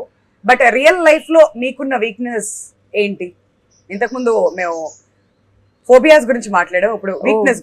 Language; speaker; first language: Telugu; native; Telugu